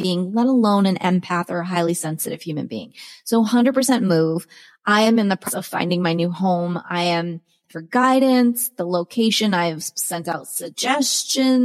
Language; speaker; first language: English; native; English